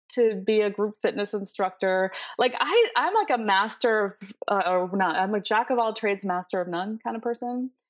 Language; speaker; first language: English; early bilingual, other home language; Spanish